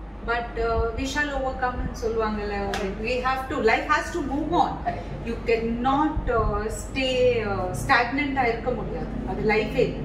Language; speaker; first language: Tamil; non-native, local second language; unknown